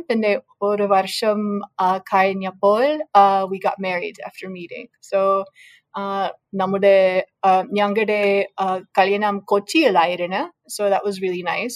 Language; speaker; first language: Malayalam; non-native, learner; English